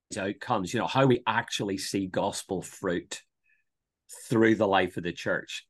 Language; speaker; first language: English; native; English